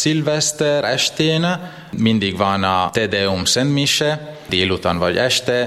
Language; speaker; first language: Hungarian; non-native, fluent; Italian